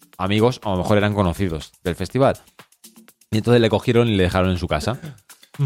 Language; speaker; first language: Spanish; native; Spanish